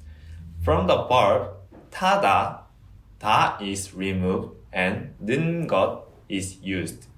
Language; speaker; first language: English; non-native, fluent; Korean